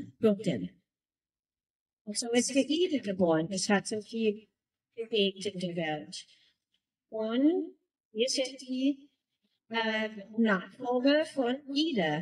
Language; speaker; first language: German; non-native, learner; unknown